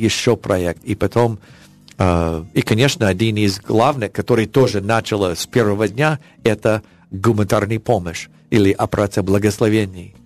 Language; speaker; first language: Russian; non-native, learner; English